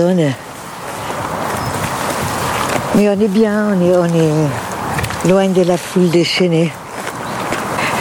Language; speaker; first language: French; non-native, fluent; German